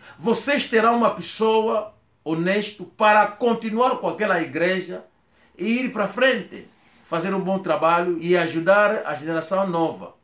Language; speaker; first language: Portuguese; non-native, local second language; Kongo